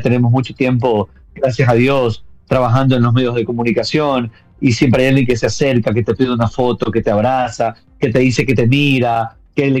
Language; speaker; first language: Spanish; native; Spanish